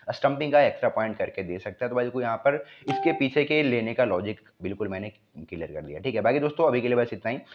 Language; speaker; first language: Hindi; native; Hindi